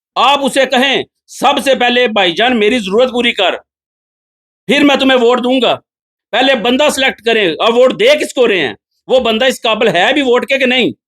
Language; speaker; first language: Urdu; non-native, local second language; Punjabi